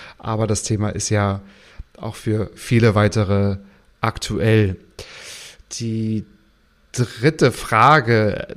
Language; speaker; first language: German; native; German